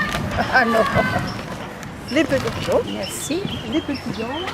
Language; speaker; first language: French; native; French